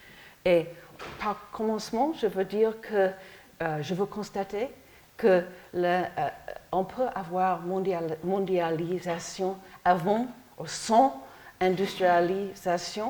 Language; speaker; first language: French; non-native, learner; English